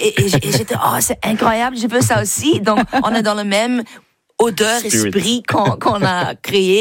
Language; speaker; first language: French; non-native, local second language; Dutch